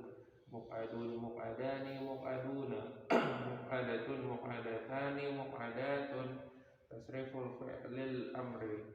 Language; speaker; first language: Arabic; non-native, learner; Indonesian